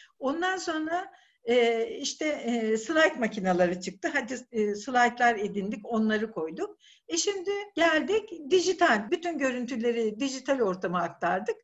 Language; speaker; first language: Turkish; native; Turkish